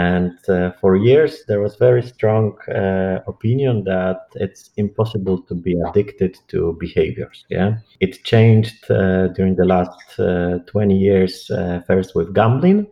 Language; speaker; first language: English; non-native, fluent; Polish